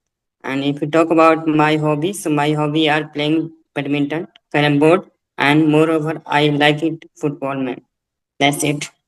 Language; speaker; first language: English; non-native, learner; Hindi